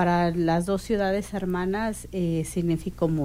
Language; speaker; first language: Spanish; native; Spanish